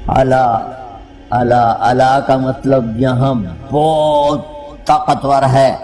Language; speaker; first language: Urdu; non-native, local second language; Punjabi